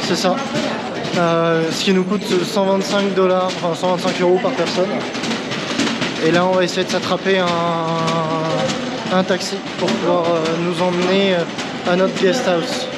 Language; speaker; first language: French; native; French